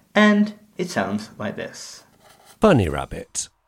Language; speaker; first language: English; native; English